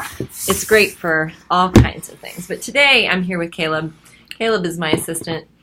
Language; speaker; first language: English; native; English